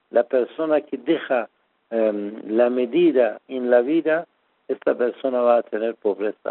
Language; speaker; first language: Spanish; non-native, fluent; Persian